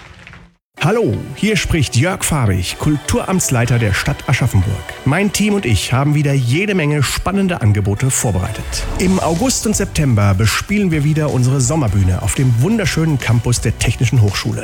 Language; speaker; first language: German; native; German